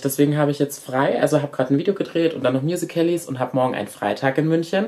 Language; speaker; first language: German; native; German